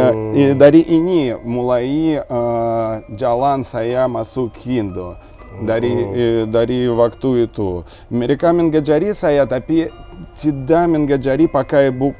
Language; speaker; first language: Indonesian; non-native, learner; Russian